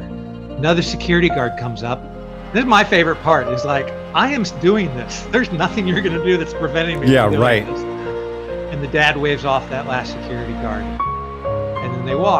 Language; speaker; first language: English; native; English